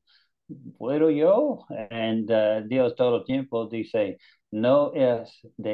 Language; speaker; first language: Spanish; non-native, learner; English